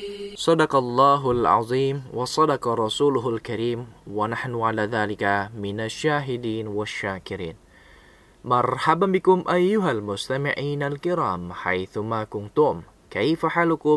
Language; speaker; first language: Arabic; non-native, fluent; Indonesian